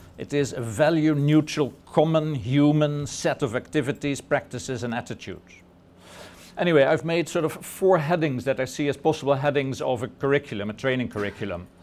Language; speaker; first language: English; non-native, fluent; Dutch